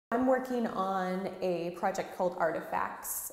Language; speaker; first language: English; native; English